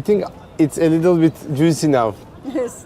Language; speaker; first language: English; non-native, learner; Turkish